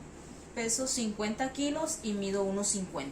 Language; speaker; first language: Spanish; native; Spanish